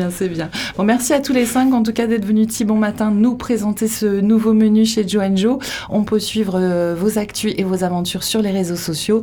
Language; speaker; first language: French; native; French